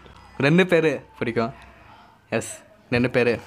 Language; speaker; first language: Tamil; non-native, learner; Thai